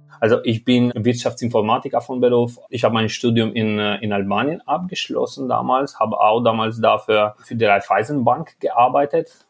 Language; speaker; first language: German; non-native, fluent; Albanian